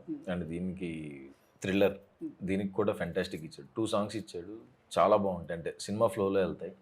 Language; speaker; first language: Telugu; native; Telugu